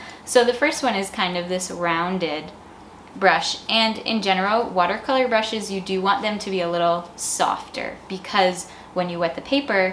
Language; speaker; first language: English; native; English